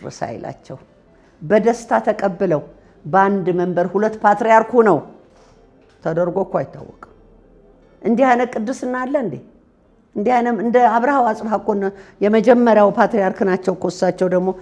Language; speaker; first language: Amharic; non-native, local second language; Tigrinya